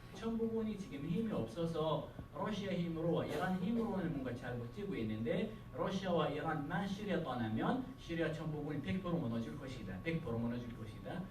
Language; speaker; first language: Korean; non-native, fluent; Arabic